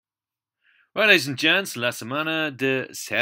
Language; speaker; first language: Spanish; non-native, fluent; English